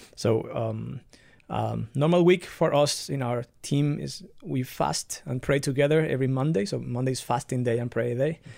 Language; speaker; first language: English; non-native, fluent; Spanish